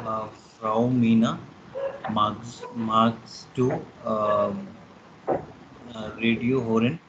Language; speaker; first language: German; non-native, learner; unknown